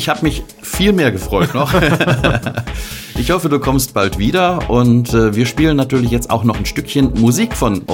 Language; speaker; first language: German; native; German